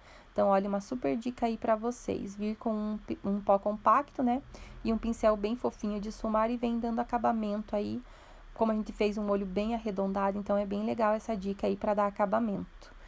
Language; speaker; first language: Portuguese; native; Portuguese